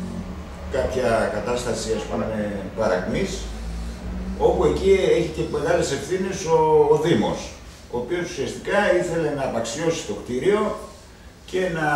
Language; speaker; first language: Greek; native; Greek